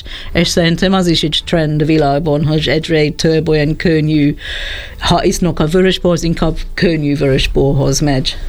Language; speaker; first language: Hungarian; non-native, fluent; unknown